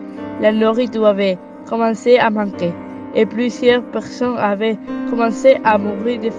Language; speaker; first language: French; non-native, learner; Spanish